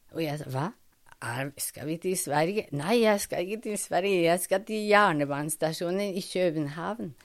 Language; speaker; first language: Norwegian; non-native, fluent; Spanish